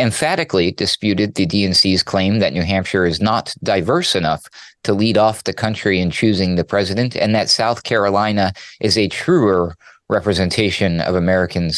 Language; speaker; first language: English; native; English